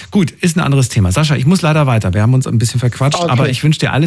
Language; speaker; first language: German; native; German